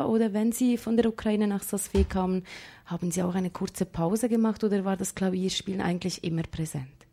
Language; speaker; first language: German; native; German